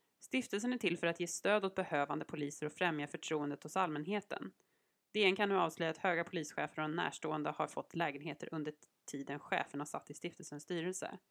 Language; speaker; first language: Swedish; native; Swedish